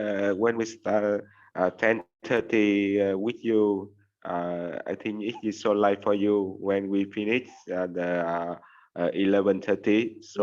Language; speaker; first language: English; non-native, learner; Vietnamese